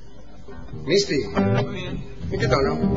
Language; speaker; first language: Spanish; native; Spanish